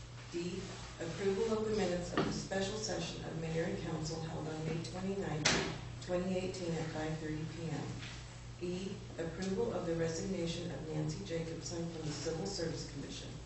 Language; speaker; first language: English; native; English